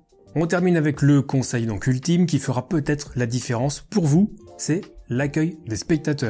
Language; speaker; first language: French; native; French